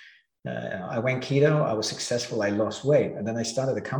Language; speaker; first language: English; native; English